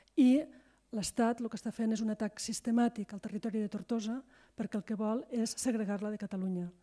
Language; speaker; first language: Catalan; native; Catalan